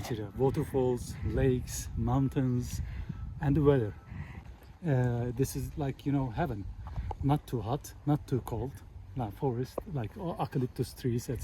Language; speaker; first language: English; non-native, fluent; Turkish